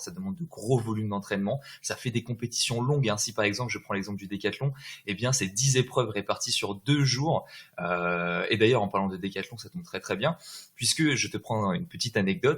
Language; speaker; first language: French; native; French